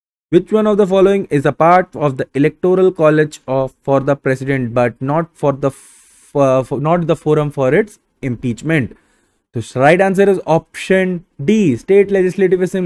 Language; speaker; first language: English; non-native, local second language; Bangla